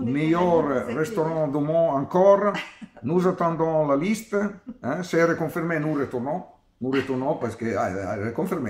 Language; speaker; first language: French; non-native, learner; Italian